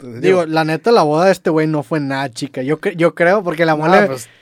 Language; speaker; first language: Spanish; native; Spanish